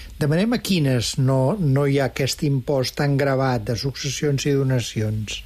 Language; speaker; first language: Catalan; native; Catalan